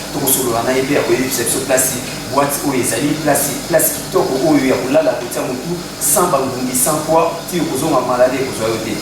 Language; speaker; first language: Lingala; native; Lingala